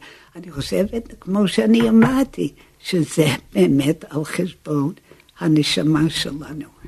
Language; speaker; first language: Hebrew; non-native, fluent; English